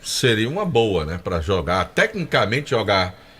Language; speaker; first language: Portuguese; native; Portuguese